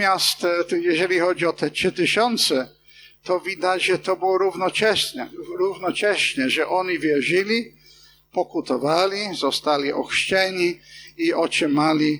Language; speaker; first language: Polish; non-native, fluent; English